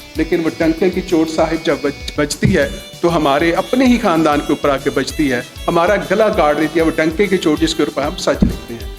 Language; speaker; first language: Urdu; non-native, local second language; Punjabi